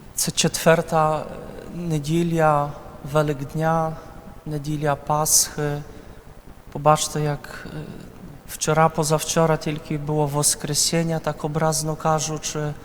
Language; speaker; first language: Ukrainian; non-native, fluent; Polish